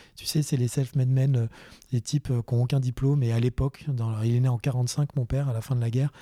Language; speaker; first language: French; native; French